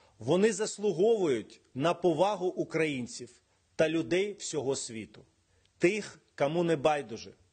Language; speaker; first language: Ukrainian; non-native, local second language; Russian